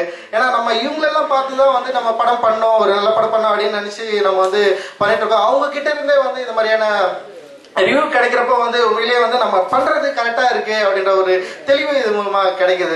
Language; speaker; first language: Tamil; native; Tamil